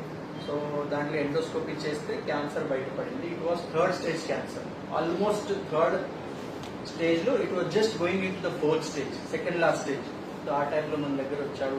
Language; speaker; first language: Telugu; non-native, fluent; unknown